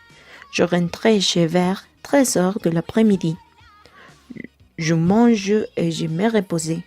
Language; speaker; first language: French; non-native, learner; Spanish